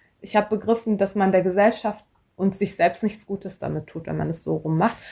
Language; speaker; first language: German; early bilingual, other home language; Turkish